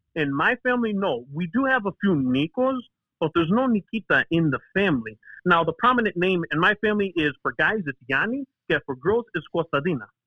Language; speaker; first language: English; early bilingual, other home language; Greek